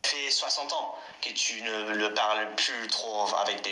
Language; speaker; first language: French; non-native, fluent; English